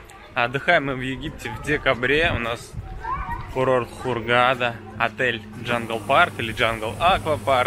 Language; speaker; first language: Russian; native; Russian